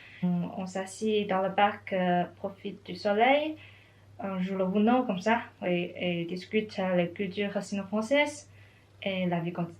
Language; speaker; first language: French; non-native, learner; Chinese